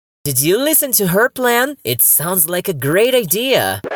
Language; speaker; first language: English; non-native, fluent; Portuguese